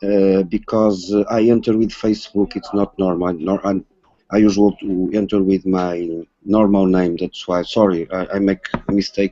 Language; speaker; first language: English; non-native, learner; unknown